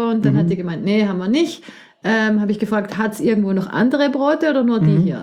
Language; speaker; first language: German; native; German